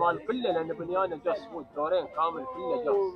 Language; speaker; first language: Arabic; native; Arabic